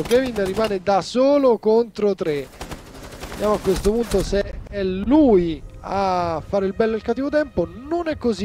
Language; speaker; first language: Italian; native; Italian